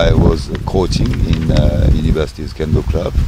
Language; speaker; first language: English; non-native, learner; Japanese